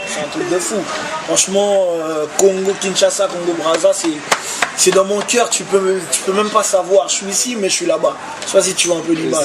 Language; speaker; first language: French; early bilingual, other home language; Lingala